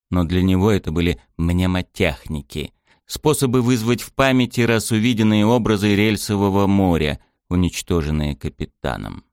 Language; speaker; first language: Russian; native; Russian